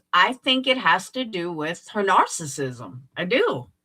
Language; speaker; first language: English; native; English